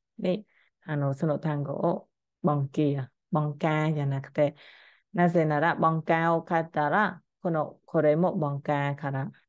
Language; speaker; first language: Japanese; non-native, fluent; Khmer